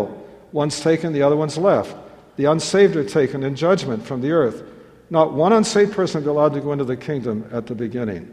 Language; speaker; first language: English; native; English